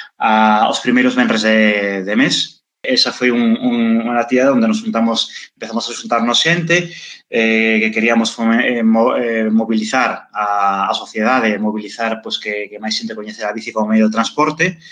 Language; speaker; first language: Galician; non-native, local second language; Spanish